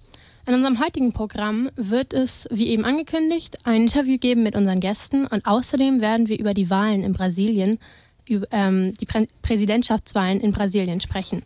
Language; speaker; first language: German; native; German